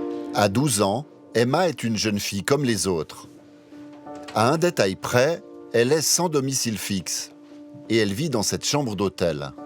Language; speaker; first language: French; native; French